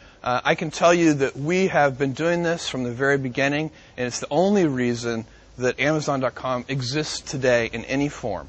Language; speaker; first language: English; native; English